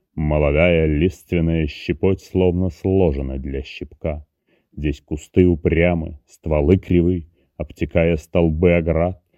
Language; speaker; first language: Russian; native; Russian